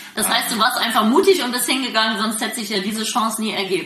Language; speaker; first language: German; native; German